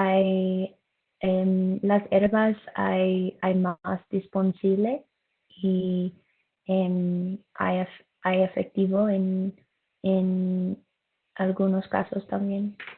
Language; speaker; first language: Spanish; non-native, learner; English